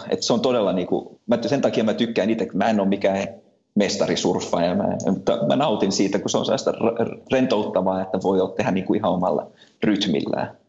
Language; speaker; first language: Finnish; early bilingual, heritage; Finnish